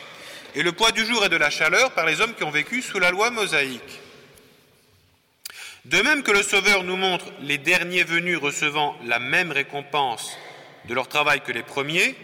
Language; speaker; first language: French; native; French